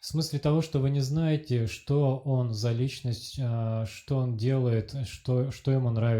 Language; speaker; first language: Russian; native; Russian